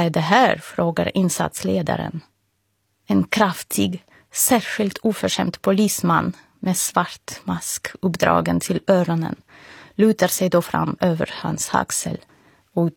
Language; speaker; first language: Swedish; non-native, fluent; Russian